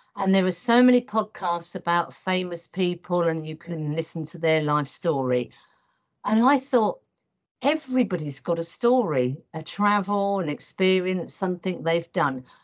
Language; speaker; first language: English; native; English